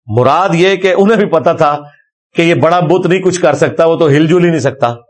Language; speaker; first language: Urdu; non-native, local second language; Punjabi